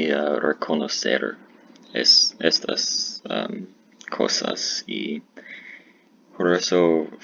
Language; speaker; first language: Spanish; non-native, learner; English